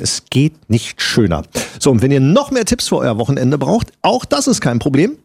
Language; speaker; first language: German; native; German